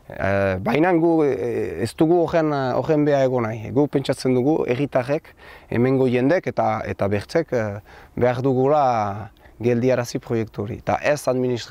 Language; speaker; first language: Basque; native; Basque